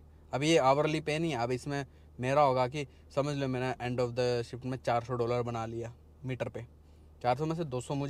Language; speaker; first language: Hindi; native; Hindi